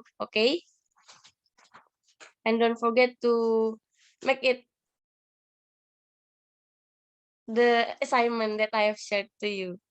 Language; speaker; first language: English; non-native, learner; Indonesian